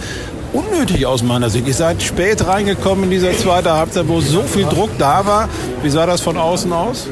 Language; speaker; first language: German; native; German